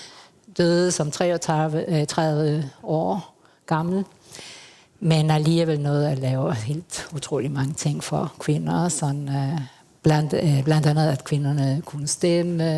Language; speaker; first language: Danish; non-native, fluent; Spanish